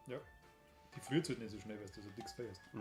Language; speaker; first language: German; native; German